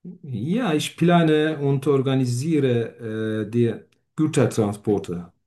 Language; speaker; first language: German; non-native, fluent; Turkish